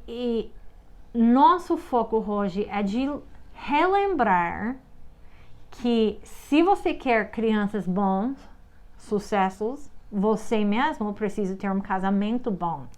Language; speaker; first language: Portuguese; non-native, fluent; English